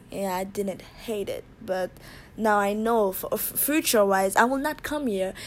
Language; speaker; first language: English; non-native, fluent; Haitian Creole